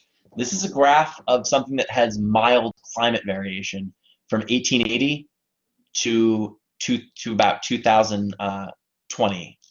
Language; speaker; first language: English; native; English